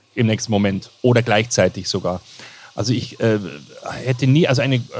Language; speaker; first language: German; native; German